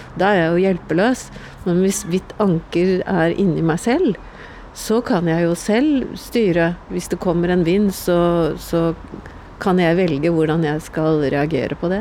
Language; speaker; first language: Norwegian; native; Norwegian